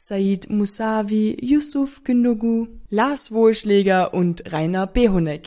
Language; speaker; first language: German; native; German